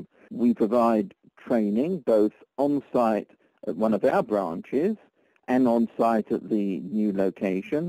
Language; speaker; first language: English; native; English